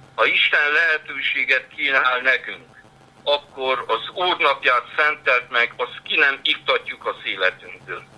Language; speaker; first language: Hungarian; native; Hungarian